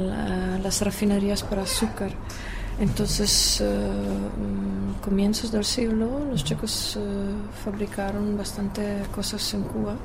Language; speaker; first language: Spanish; non-native, fluent; Czech